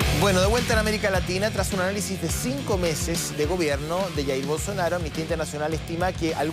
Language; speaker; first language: Spanish; native; Spanish